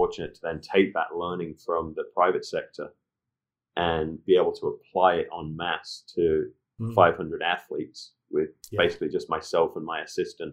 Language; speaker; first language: English; native; English